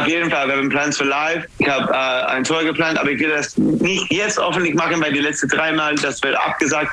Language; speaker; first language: German; non-native, learner; English